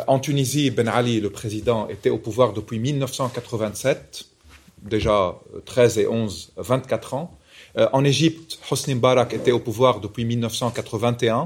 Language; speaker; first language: French; non-native, local second language; Arabic